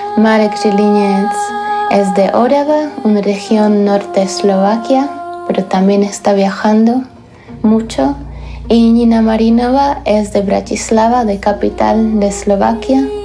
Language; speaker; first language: Spanish; non-native, fluent; Slovak